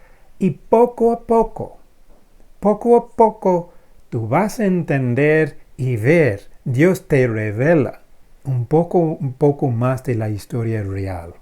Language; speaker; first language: Spanish; non-native, fluent; English